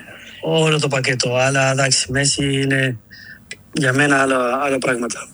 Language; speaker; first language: Greek; non-native, learner; Spanish